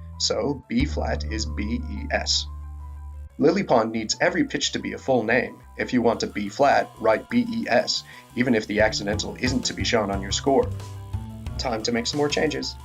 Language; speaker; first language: English; native; English